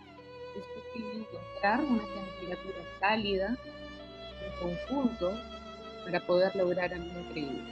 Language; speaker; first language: Spanish; native; Spanish